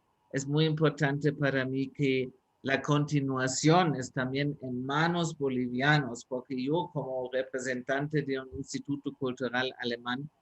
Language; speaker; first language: Spanish; non-native, fluent; German